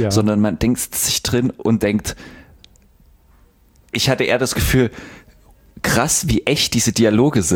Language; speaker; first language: German; native; German